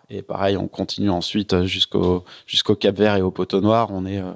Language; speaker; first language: French; native; French